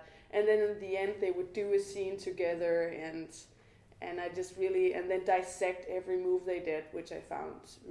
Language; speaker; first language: English; non-native, fluent; Danish